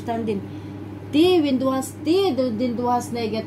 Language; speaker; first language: German; non-native, learner; Filipino